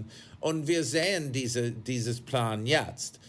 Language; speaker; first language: German; non-native, fluent; English